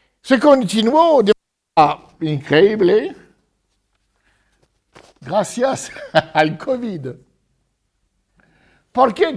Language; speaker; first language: Spanish; non-native, fluent; French